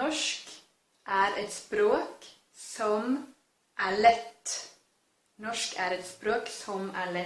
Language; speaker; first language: Norwegian; non-native, learner; English